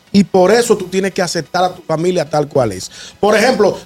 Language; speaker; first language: Spanish; native; Spanish